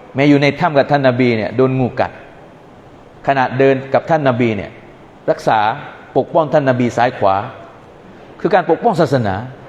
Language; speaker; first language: Thai; non-native, local second language; Malay